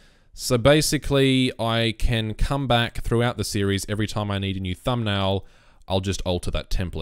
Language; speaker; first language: English; native; English